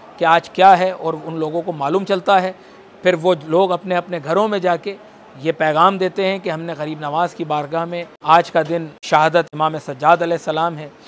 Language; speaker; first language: Hindi; native; Hindi